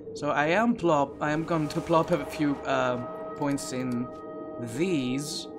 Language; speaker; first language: English; non-native, fluent; Greek